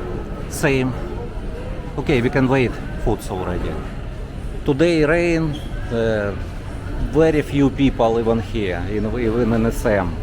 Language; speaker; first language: English; non-native, learner; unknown